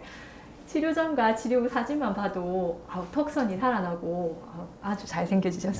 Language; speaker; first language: Korean; native; Korean